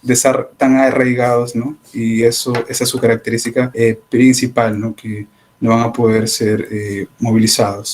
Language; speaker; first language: Spanish; native; Spanish